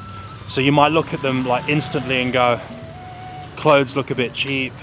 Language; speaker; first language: English; native; English